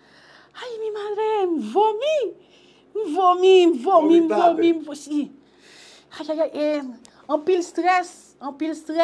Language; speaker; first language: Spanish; non-native, local second language; Haitian Creole